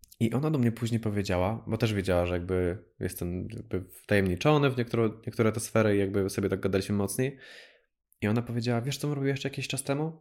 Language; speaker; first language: Polish; native; Polish